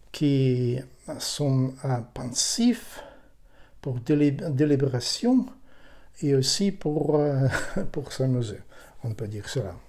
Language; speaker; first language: French; non-native, learner; Ukrainian